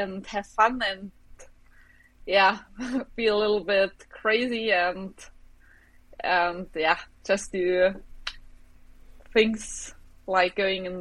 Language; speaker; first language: English; non-native, fluent; German